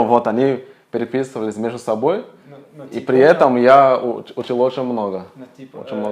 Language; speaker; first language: Russian; non-native, fluent; Portuguese